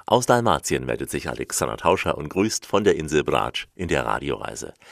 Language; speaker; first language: German; native; German